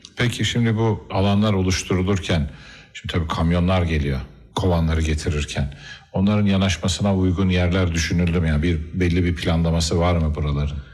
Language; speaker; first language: Turkish; native; Turkish